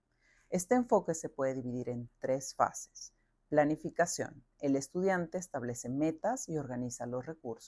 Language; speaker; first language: Spanish; native; Spanish